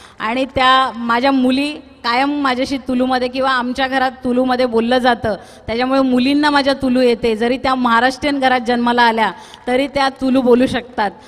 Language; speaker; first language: Marathi; non-native, local second language; Tulu